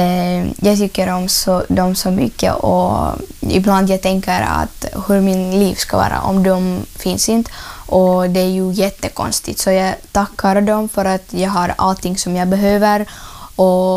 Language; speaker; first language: Swedish; non-native, learner; Russian